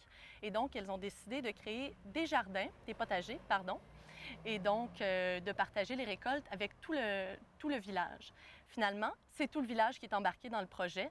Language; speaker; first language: French; native; French